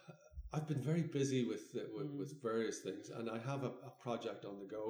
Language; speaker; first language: English; native; English